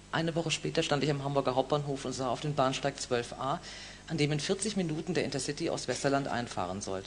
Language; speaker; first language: German; native; German